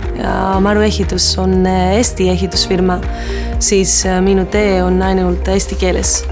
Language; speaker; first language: Estonian; non-native, learner; Greek